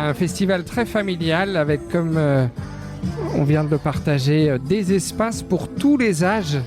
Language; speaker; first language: French; native; French